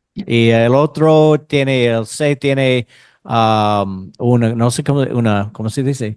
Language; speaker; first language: Spanish; non-native, fluent; English